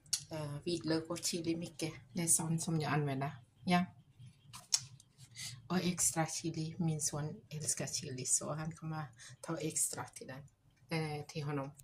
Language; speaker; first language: Swedish; non-native, learner; Thai